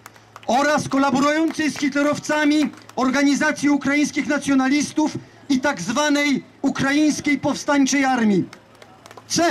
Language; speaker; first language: Polish; native; Polish